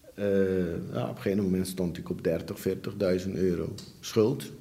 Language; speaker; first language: Dutch; early bilingual, other home language; Papiamento